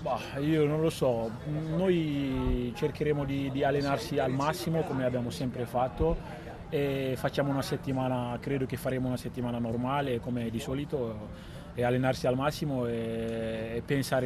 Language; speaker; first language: Italian; non-native, fluent; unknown